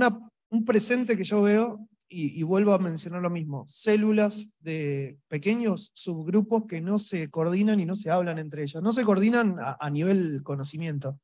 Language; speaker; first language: Spanish; native; Spanish